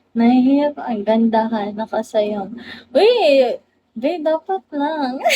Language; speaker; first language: Filipino; non-native, local second language; Cebuano